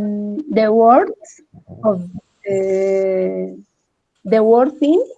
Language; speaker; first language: English; non-native, learner; Spanish